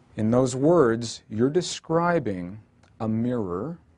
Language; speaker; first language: English; native; English